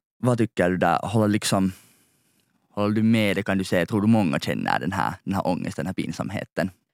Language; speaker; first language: Swedish; native; Swedish